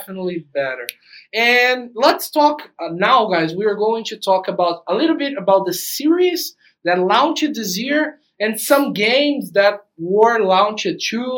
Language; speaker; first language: English; non-native, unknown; Portuguese